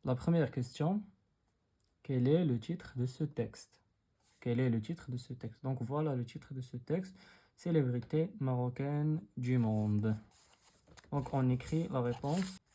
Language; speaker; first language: French; non-native, local second language; Arabic